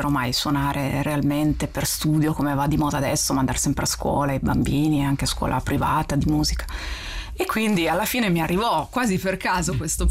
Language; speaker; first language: Italian; native; Italian